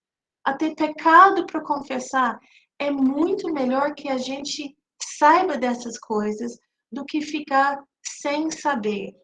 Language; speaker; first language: Portuguese; non-native, fluent; English